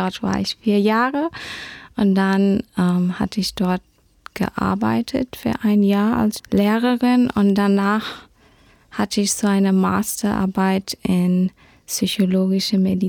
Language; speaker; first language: German; early bilingual, heritage; German